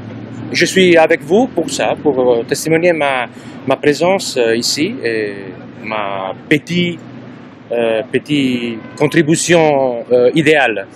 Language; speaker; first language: French; non-native, fluent; Italian